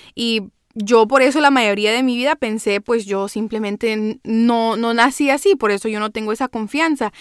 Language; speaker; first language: Spanish; early bilingual, heritage; Spanish